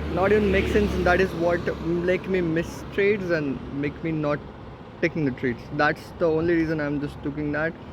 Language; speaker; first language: English; non-native, local second language; Marathi